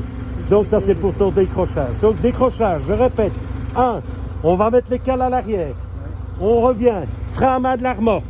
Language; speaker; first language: French; native; French